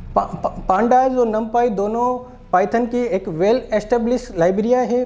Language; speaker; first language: Hindi; native; Hindi